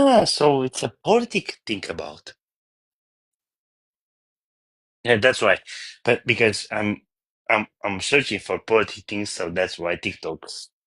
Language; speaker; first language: English; non-native, learner; Bulgarian